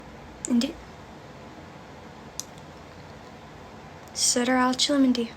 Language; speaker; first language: Amharic; non-native, learner; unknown